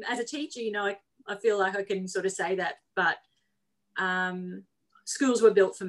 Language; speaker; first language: English; native; English